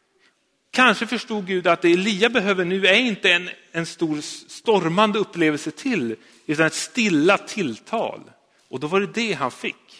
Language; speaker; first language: Swedish; native; Swedish